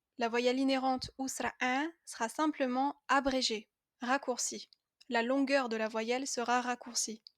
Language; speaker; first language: French; native; French